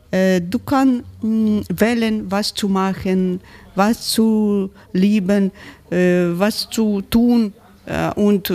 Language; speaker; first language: German; non-native, learner; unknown